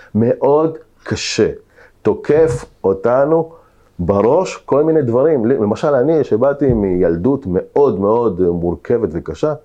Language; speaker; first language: Hebrew; early bilingual, other home language; Spanish